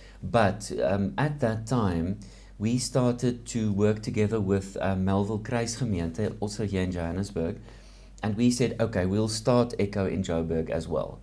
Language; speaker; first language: English; non-native, local second language; Afrikaans